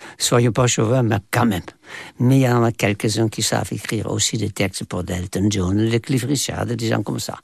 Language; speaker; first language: French; non-native, fluent; Dutch